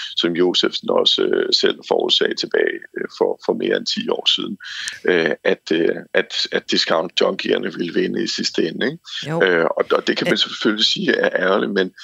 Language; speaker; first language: Danish; native; Danish